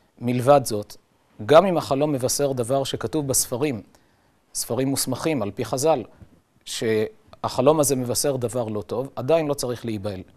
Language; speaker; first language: Hebrew; native; Hebrew